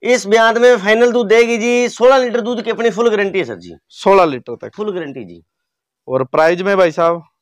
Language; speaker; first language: Hindi; native; Hindi